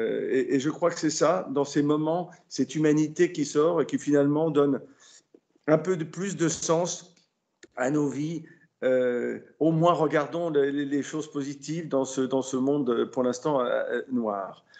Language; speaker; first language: French; native; French